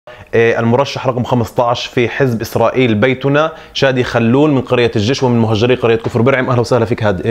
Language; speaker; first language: Arabic; native; Arabic